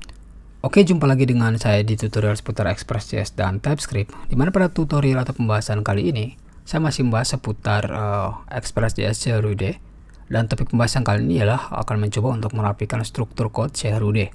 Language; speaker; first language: Indonesian; native; Indonesian